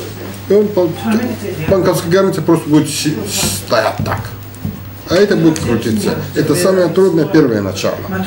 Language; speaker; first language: Russian; non-native, local second language; Georgian